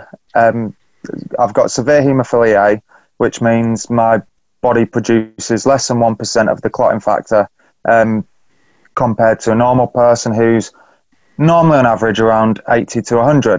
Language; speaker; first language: English; native; English